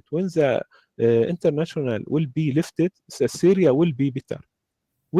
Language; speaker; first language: English; non-native, learner; Arabic